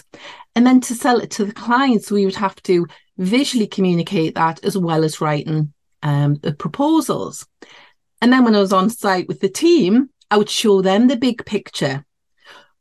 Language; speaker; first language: English; native; English